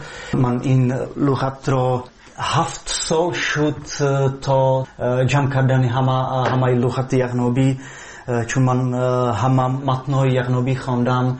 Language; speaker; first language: Persian; non-native, learner; Czech